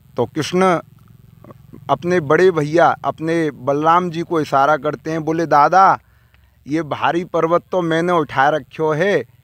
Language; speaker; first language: Hindi; native; Hindi